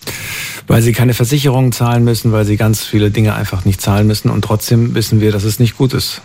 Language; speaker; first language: German; native; German